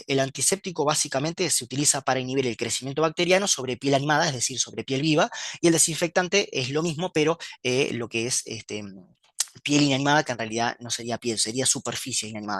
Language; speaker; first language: Spanish; native; Spanish